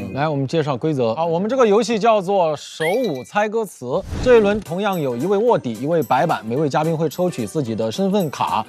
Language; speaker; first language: Chinese; native; Chinese